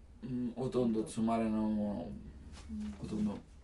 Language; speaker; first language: Japanese; non-native, learner; Italian